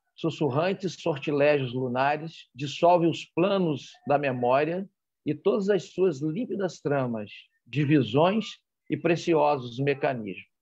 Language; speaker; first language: Portuguese; native; Portuguese